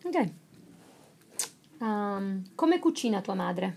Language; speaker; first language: Italian; non-native, fluent; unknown